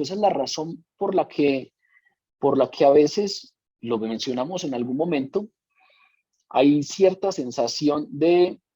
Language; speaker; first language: Spanish; native; Spanish